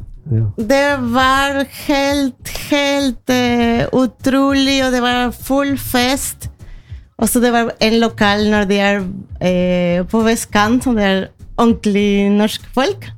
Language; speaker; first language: Norwegian; non-native, learner; Spanish